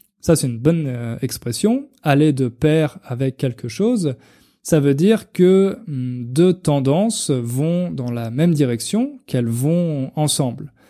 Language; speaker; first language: French; native; French